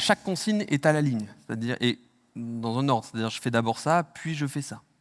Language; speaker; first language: French; native; French